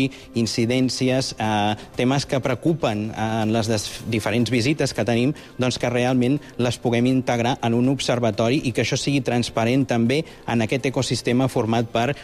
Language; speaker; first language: Catalan; native; Catalan